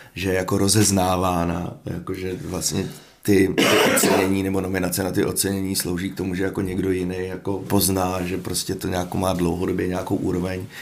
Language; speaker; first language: Czech; native; Czech